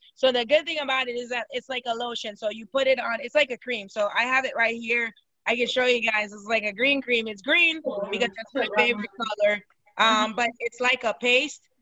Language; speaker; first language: English; non-native, fluent; Haitian Creole